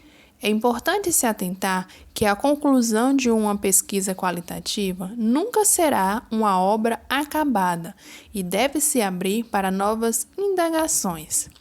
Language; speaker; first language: Portuguese; native; Portuguese